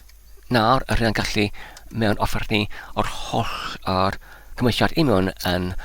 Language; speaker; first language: Welsh; non-native, learner; Polish